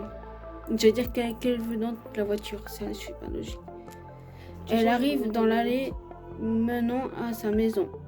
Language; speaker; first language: French; native; French